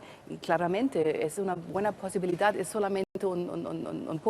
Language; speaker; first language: Spanish; non-native, fluent; German